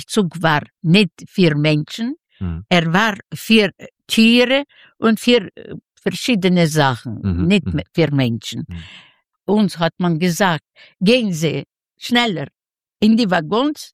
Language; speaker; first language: German; non-native, fluent; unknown